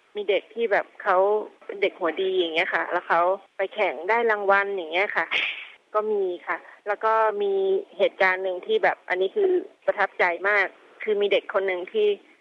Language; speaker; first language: Thai; native; Thai